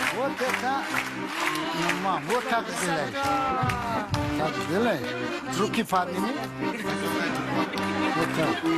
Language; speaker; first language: Russian; non-native, learner; Tajik